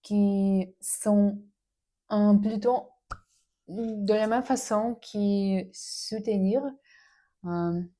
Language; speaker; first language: French; non-native, learner; Russian